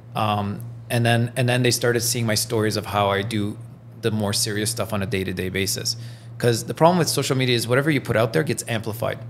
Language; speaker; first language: English; non-native, fluent; French